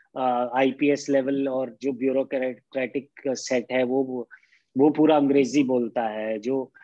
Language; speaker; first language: Hindi; native; Hindi